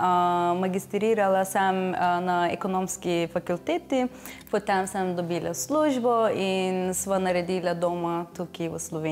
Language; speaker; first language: Slovenian; non-native, fluent; Turkish